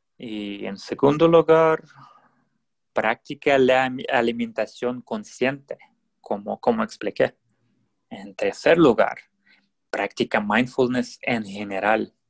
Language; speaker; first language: Spanish; non-native, fluent; Russian